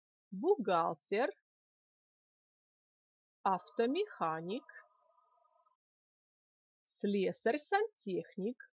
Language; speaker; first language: Russian; non-native, fluent; Polish